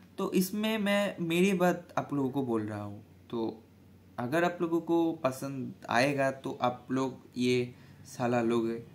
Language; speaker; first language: Hindi; non-native, local second language; Bangla